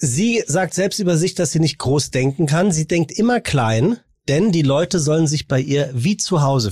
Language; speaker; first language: German; native; German